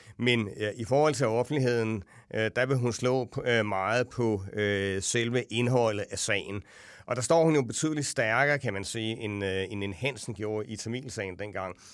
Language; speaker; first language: Danish; native; Danish